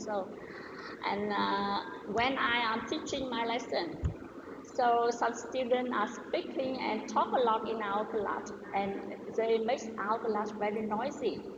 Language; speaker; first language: English; non-native, learner; Vietnamese